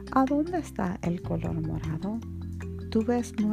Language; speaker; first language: Spanish; early bilingual, heritage; Spanish